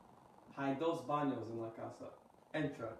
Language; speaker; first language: Spanish; non-native, learner; English